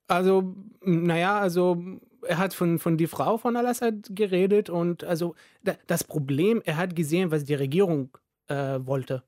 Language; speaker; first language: German; non-native, fluent; Arabic